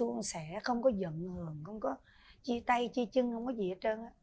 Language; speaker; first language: Vietnamese; native; Vietnamese